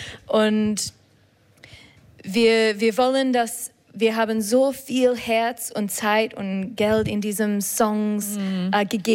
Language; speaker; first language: German; non-native, learner; English